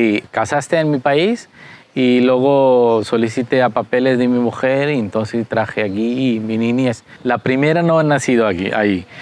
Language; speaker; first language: Spanish; non-native, fluent; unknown